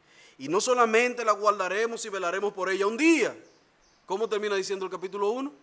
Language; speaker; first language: Spanish; native; Spanish